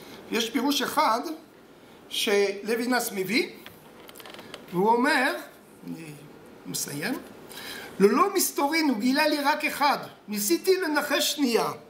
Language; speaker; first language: Hebrew; non-native, fluent; French